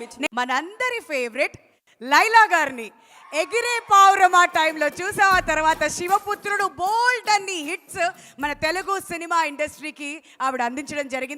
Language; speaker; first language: Telugu; native; Telugu